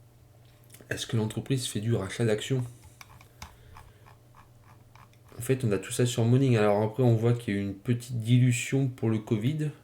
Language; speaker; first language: French; native; French